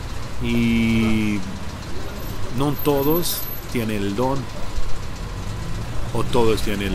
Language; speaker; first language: Spanish; non-native, learner; English